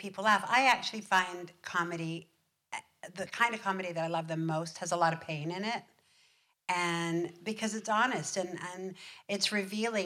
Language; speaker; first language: English; native; English